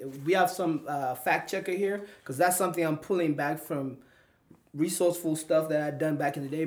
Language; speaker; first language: English; non-native, local second language; Ganda